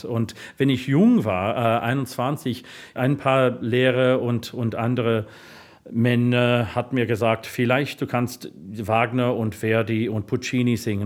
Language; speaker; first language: German; non-native, fluent; English